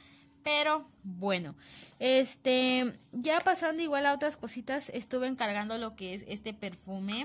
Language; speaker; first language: Spanish; native; Spanish